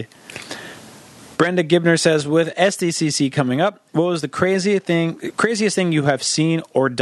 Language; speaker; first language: English; native; English